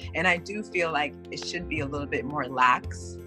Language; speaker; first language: English; non-native, fluent; Haitian Creole